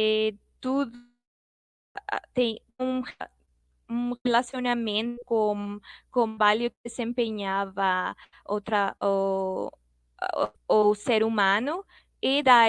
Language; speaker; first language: Portuguese; non-native, fluent; Spanish